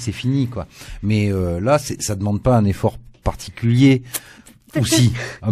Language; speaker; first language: French; native; French